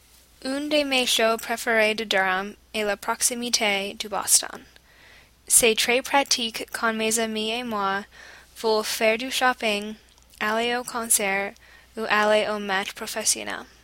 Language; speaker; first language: French; non-native, learner; English